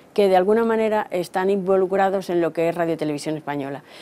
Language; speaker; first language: Spanish; native; Spanish